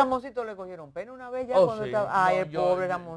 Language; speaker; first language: Spanish; native; Spanish